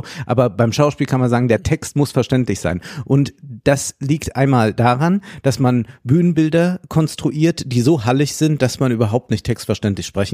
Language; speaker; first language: German; native; German